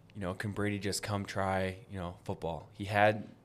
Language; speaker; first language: English; native; English